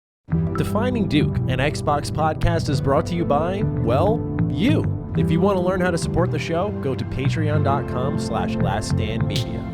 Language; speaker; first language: English; native; English